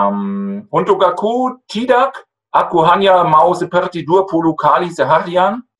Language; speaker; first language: Indonesian; non-native, fluent; German